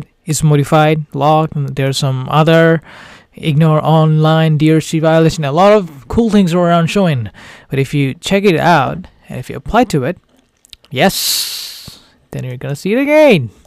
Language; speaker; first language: English; non-native, fluent; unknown